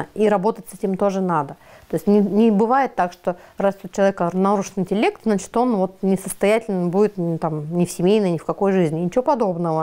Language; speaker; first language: Russian; native; Russian